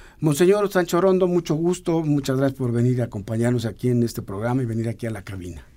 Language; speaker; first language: Spanish; native; Spanish